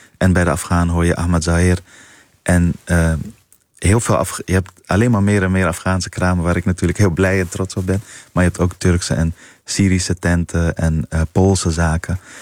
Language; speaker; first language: Dutch; early bilingual, other home language; Persian